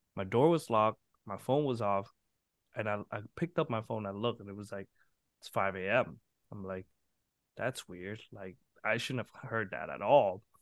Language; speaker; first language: English; early bilingual, other home language; Vietnamese